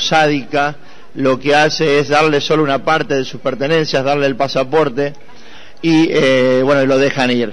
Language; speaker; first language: Spanish; native; Spanish